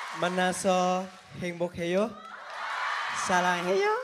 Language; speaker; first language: Korean; non-native, learner; Thai